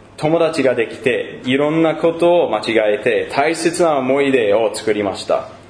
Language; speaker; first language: Japanese; non-native, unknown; English